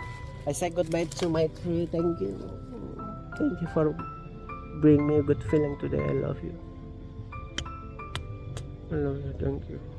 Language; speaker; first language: English; non-native, learner; Indonesian